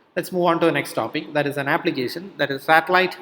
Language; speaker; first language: English; non-native, local second language; Malayalam